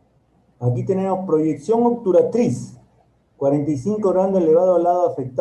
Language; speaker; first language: Spanish; native; Spanish